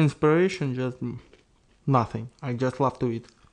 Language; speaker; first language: English; non-native, learner; Russian